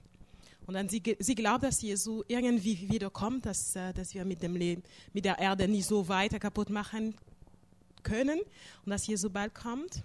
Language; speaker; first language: German; non-native, fluent; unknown